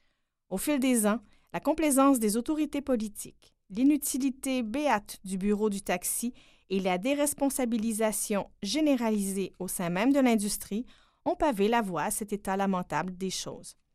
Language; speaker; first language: French; native; French